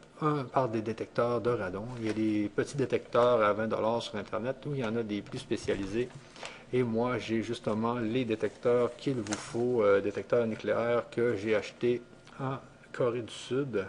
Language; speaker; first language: French; native; French